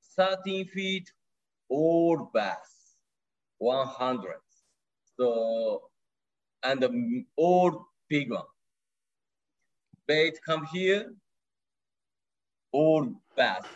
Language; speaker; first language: English; non-native, learner; Japanese